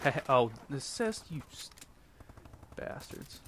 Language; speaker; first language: English; native; English